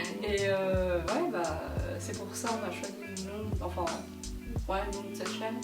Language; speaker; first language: French; native; French